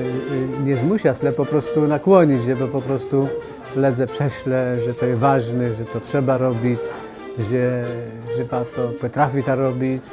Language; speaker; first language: Polish; non-native, local second language; Kashubian